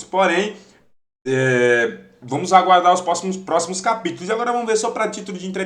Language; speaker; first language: Portuguese; native; Portuguese